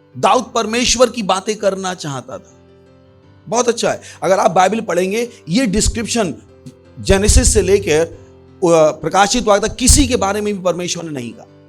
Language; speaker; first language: Hindi; native; Hindi